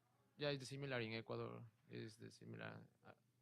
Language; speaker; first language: English; non-native, learner; Spanish